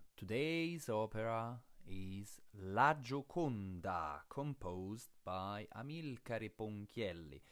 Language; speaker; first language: English; non-native, fluent; Italian